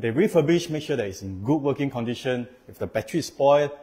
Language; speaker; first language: English; non-native, local second language; Chinese